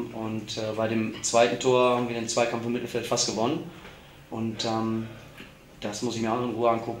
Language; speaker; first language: German; native; German